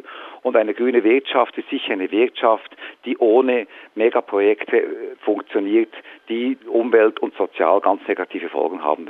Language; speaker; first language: German; native; German